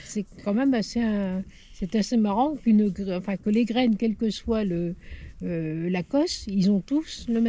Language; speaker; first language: French; native; French